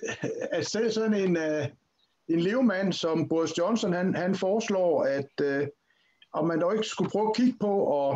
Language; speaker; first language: Danish; native; Danish